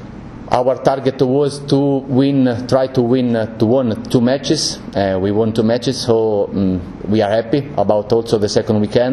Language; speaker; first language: English; non-native, learner; Italian